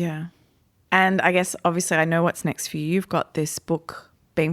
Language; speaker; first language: English; native; English